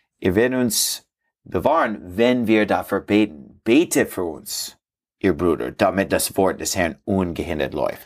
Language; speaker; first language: German; non-native, learner; English